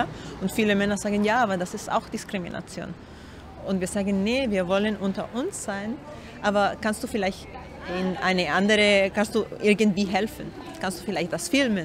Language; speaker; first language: German; non-native, learner; Spanish